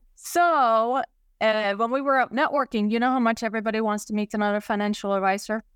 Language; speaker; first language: English; non-native, fluent; Swedish